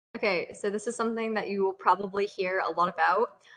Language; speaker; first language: English; native; English